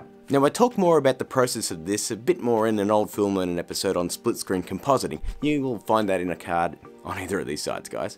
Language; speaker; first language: English; native; English